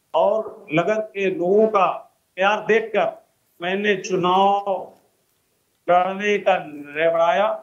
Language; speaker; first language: Hindi; native; Hindi